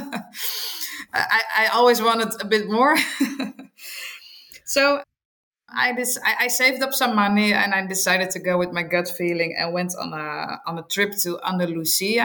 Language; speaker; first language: English; non-native, fluent; Dutch